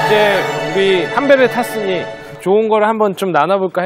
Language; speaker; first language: Korean; native; Korean